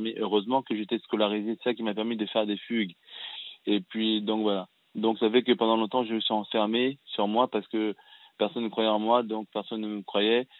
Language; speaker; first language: French; early bilingual, other home language; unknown